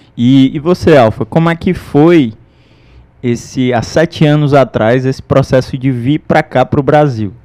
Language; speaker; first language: Portuguese; native; Portuguese